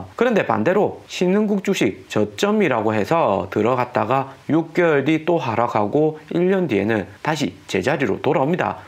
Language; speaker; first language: Korean; native; Korean